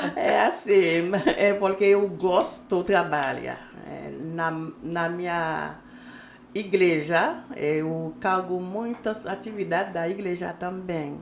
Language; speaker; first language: Portuguese; non-native, learner; Haitian Creole